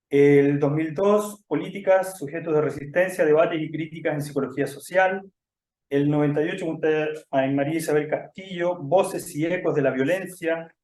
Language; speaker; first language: Spanish; native; Spanish